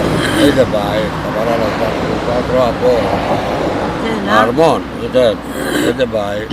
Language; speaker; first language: Hebrew; non-native, fluent; Romanian